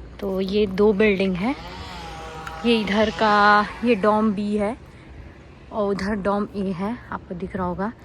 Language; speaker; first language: Hindi; native; Hindi